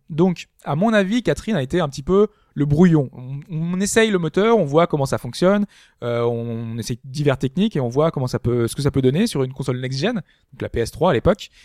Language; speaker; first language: French; native; French